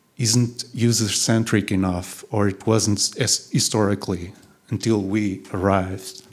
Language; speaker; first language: English; non-native, fluent; Portuguese